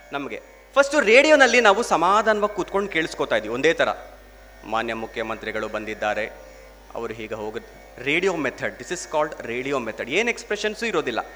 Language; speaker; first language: Kannada; non-native, local second language; Telugu